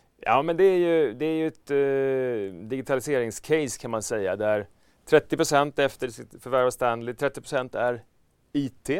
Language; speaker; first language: Swedish; native; Swedish